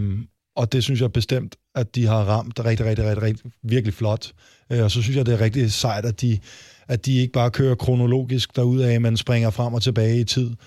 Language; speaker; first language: Danish; native; Danish